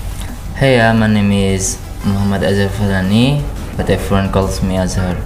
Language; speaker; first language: English; non-native, learner; Indonesian